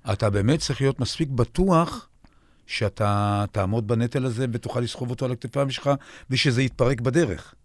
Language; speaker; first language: Hebrew; native; Hebrew